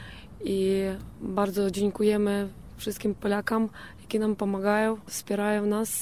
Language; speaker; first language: Polish; non-native, local second language; Ukrainian